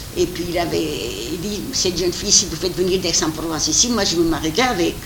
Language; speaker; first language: French; non-native, fluent; Armenian